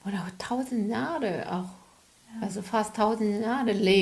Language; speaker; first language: German; non-native, learner; Korean